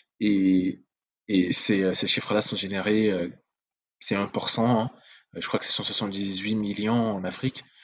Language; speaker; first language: French; non-native, local second language; Sango